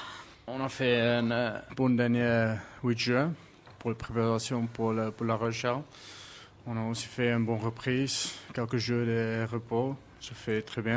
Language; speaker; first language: French; non-native, learner; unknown